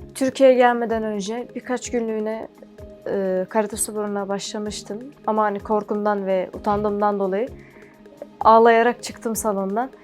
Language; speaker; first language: Turkish; early bilingual, other home language; Arabic